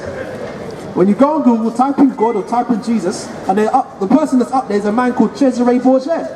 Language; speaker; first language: English; native; English